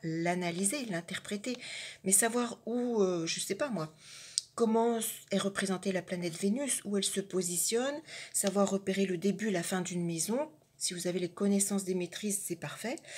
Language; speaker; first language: French; native; French